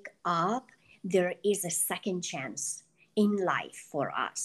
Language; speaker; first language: English; non-native, fluent; Persian